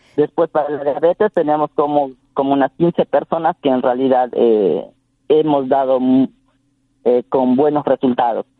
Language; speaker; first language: Spanish; non-native, local second language; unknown